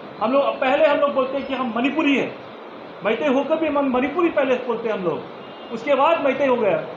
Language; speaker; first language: Hindi; non-native, local second language; Manipuri